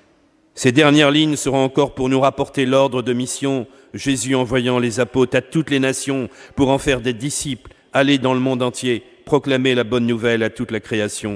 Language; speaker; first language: French; native; French